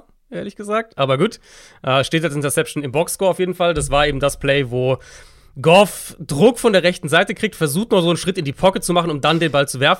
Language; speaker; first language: German; native; German